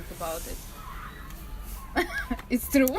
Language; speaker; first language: English; non-native, learner; Russian